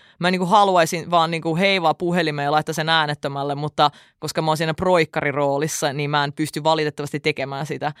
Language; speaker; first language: Finnish; early bilingual, other home language; Russian